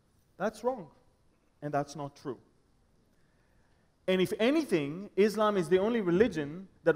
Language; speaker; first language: English; non-native, fluent; Hebrew